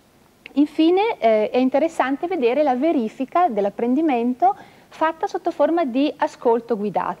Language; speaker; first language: Italian; native; Italian